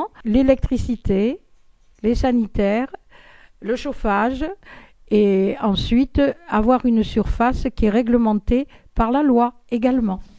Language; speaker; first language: French; native; French